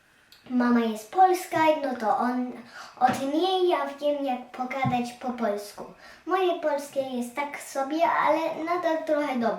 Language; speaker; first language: Polish; early bilingual, heritage; Polish